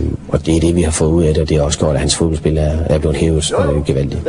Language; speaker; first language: Danish; native; Danish